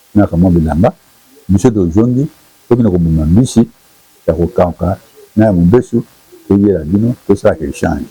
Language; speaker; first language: Lingala; native; Lingala